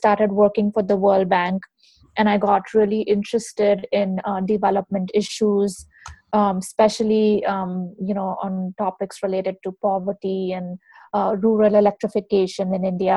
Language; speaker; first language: English; non-native, local second language; Hindi